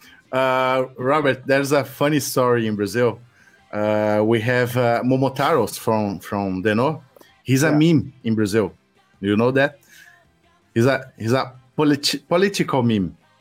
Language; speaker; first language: English; non-native, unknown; Portuguese